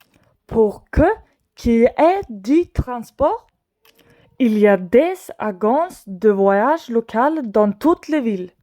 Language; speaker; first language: French; non-native, learner; Swedish